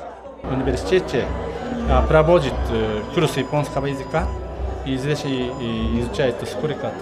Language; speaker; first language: Russian; non-native, learner; Japanese